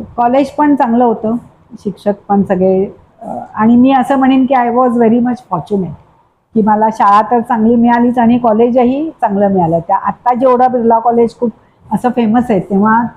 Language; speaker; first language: Marathi; non-native, local second language; Kannada